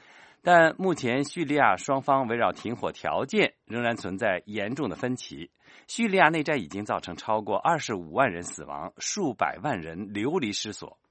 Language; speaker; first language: Chinese; native; Chinese